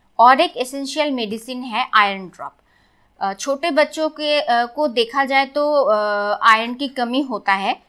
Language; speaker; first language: Hindi; non-native, local second language; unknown